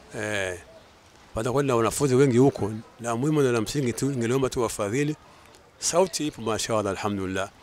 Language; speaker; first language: Swahili; native; Swahili